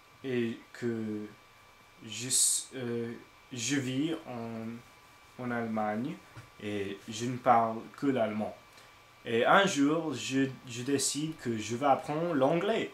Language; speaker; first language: French; non-native, learner; English